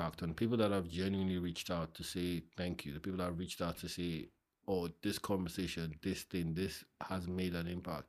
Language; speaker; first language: English; non-native, local second language; Yoruba